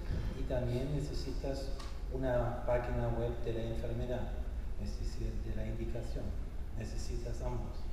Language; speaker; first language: Spanish; non-native, fluent; German